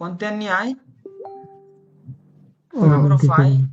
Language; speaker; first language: Italian; non-native, fluent; Bangla